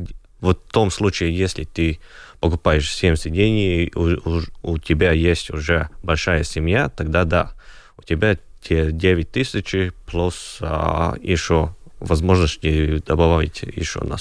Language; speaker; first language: Russian; non-native, local second language; Latvian